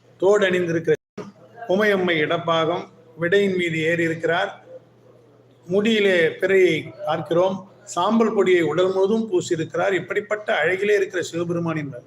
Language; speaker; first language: Tamil; native; Tamil